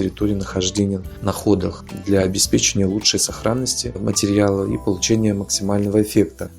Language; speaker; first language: Russian; non-native, local second language; Yakut